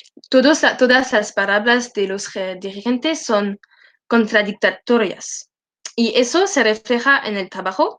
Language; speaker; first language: Spanish; non-native, learner; French